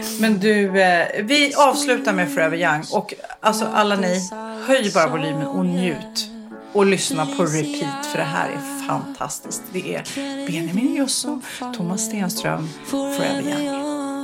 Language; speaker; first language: Swedish; native; Swedish